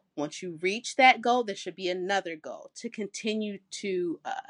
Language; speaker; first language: English; native; English